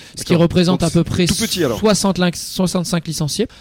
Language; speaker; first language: French; native; French